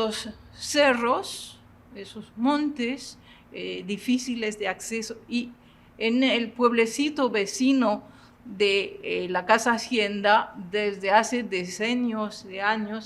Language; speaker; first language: Spanish; non-native, fluent; French